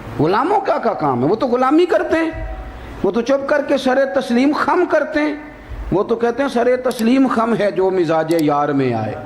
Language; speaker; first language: Urdu; non-native, local second language; Punjabi